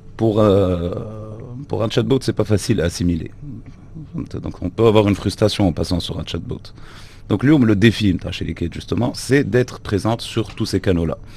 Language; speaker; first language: French; non-native, local second language; Arabic